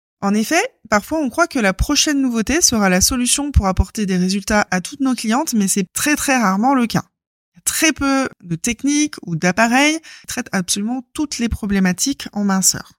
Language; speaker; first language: French; native; French